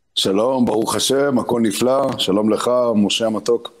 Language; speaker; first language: Hebrew; early bilingual, other home language; Arabic